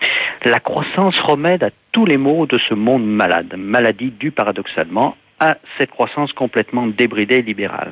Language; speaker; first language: French; native; French